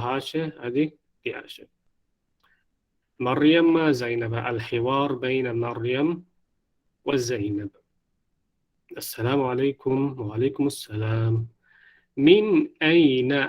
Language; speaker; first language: Arabic; non-native, fluent; Divehi